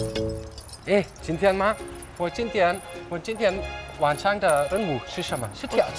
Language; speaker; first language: Chinese; non-native, fluent; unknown